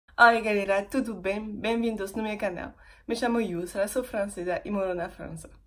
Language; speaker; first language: Portuguese; non-native, fluent; French